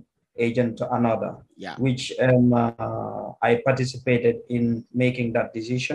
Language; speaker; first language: English; non-native, local second language; Wolof